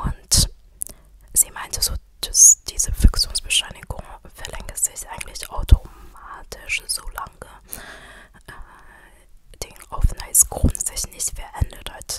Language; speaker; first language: German; non-native, fluent; Chinese